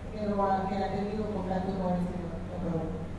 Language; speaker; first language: Spanish; non-native, fluent; Haitian Creole